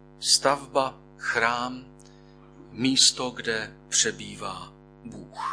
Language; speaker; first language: Czech; native; Czech